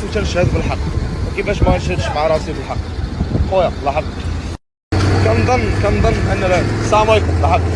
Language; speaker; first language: Arabic; native; Arabic